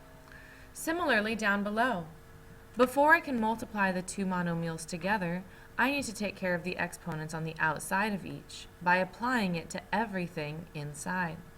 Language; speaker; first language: English; native; English